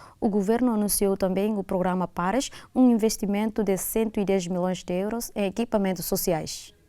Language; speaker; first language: Portuguese; non-native, local second language; Tetum